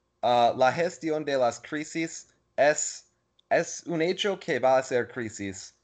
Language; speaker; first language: Spanish; non-native, learner; English